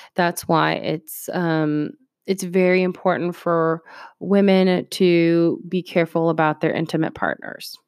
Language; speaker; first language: English; early bilingual, other home language; Spanish